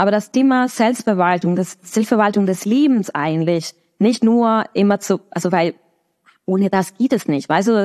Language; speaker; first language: German; non-native, fluent; Spanish